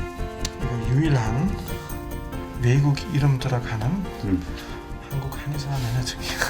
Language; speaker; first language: Korean; non-native, fluent; German